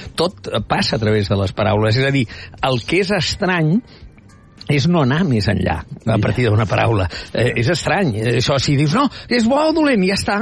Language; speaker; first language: Catalan; native; Catalan